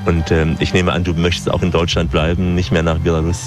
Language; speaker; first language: German; native; German